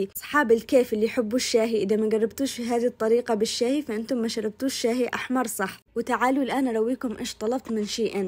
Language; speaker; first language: Arabic; native; Arabic